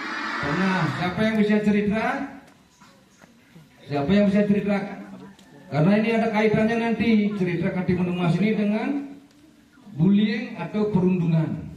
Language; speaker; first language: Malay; non-native, local second language; Balinese